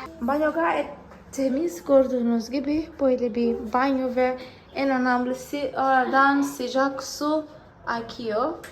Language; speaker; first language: Turkish; non-native, fluent; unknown